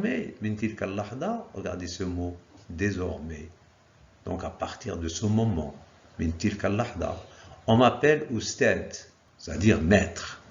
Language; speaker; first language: French; non-native, local second language; Arabic